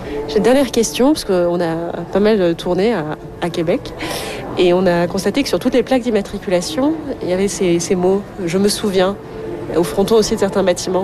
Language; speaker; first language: French; native; French